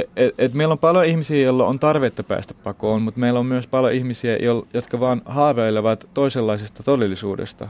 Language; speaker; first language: Finnish; non-native, fluent; Arabic